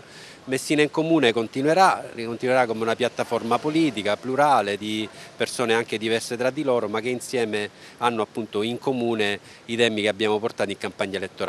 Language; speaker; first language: Italian; native; Italian